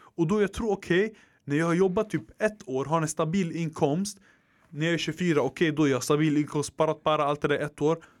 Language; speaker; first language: Swedish; early bilingual, other home language; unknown